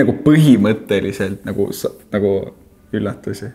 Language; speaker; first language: Estonian; native; Estonian